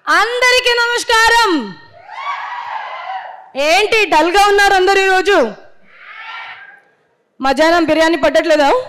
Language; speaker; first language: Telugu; non-native, learner; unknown